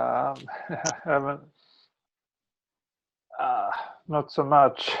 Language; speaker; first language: English; non-native, fluent; Swedish